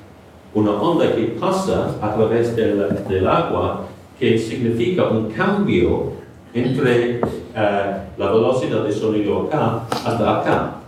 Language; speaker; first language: Spanish; non-native, fluent; English